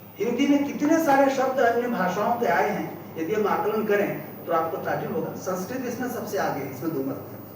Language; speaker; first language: Hindi; native; Hindi